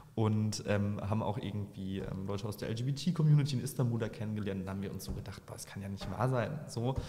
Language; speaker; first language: German; native; German